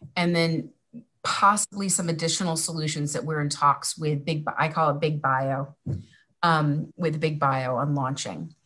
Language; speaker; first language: English; native; English